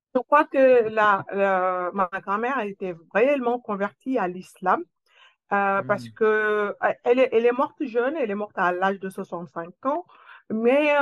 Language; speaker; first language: French; non-native, local second language; Wolof